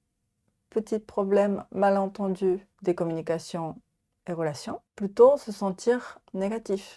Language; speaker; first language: French; non-native, learner; Japanese